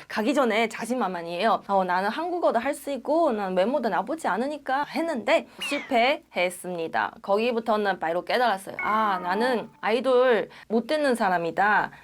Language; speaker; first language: Korean; non-native, fluent; Chinese